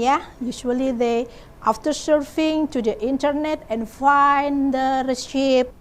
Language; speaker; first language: English; non-native, learner; Indonesian